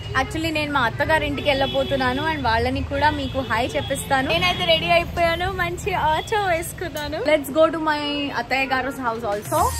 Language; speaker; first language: Telugu; non-native, local second language; Hindi